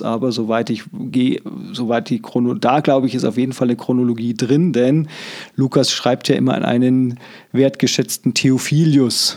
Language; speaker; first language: German; native; German